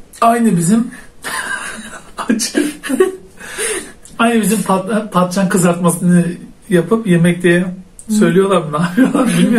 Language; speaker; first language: Turkish; native; Turkish